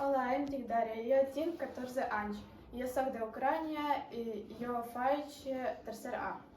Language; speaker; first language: Catalan; non-native, learner; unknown